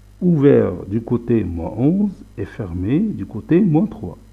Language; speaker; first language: French; non-native, local second language; Arabic